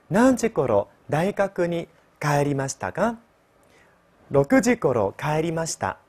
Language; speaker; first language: Japanese; non-native, fluent; Chinese